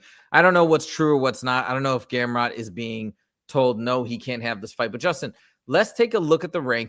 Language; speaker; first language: English; native; English